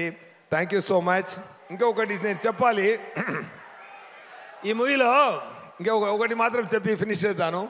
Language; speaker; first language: Telugu; non-native, local second language; Tamil